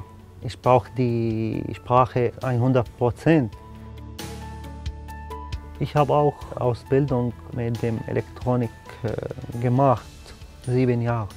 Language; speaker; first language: German; non-native, learner; Arabic